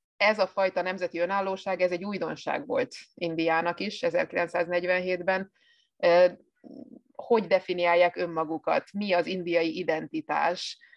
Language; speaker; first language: Hungarian; native; Hungarian